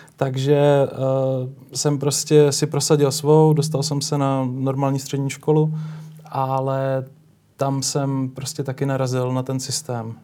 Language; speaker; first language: Czech; native; Czech